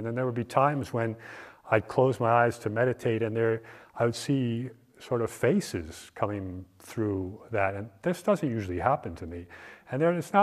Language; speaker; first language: English; native; English